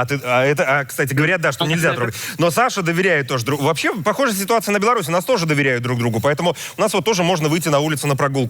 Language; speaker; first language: Russian; native; Russian